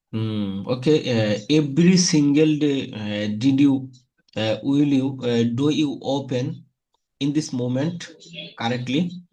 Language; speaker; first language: English; non-native, fluent; Bangla